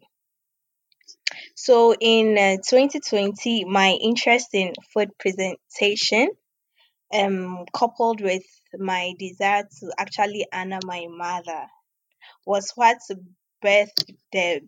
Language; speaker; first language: English; non-native, local second language; Ewe